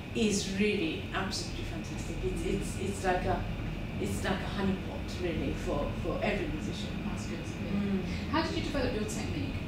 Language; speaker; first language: English; non-native, fluent; Japanese